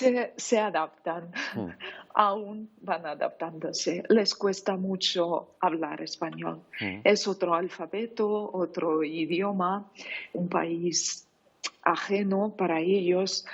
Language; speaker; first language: Spanish; non-native, fluent; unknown